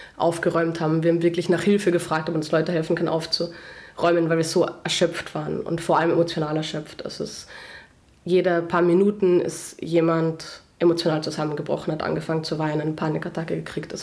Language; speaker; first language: German; non-native, local second language; Slovenian